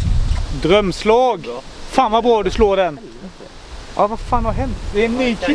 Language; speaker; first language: Swedish; native; Swedish